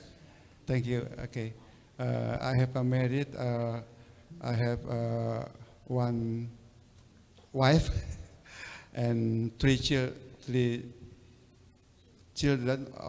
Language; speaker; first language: English; non-native, learner; Indonesian